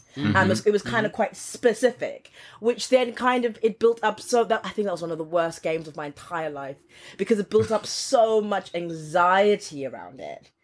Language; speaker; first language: English; non-native, local second language; Xhosa